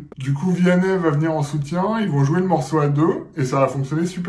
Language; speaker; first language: French; native; French